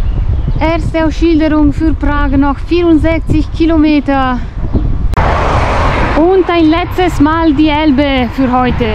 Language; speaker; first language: German; non-native, fluent; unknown